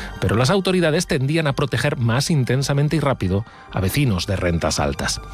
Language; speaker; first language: Spanish; native; Spanish